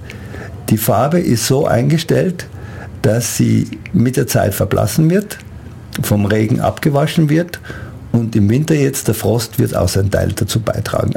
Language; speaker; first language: German; native; German